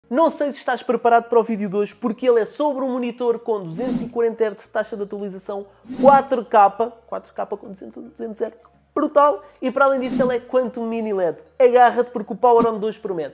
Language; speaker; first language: Portuguese; native; Portuguese